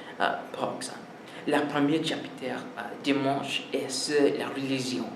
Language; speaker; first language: French; non-native, learner; English